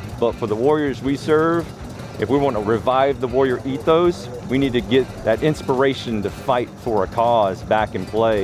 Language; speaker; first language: English; native; English